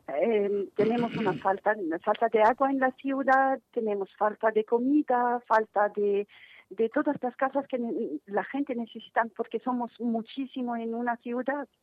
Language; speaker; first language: Spanish; non-native, fluent; Arabic